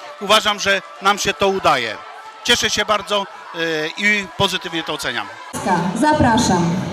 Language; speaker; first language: Polish; native; Polish